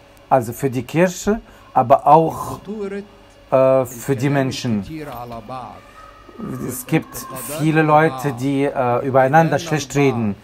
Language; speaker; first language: German; non-native, fluent; Arabic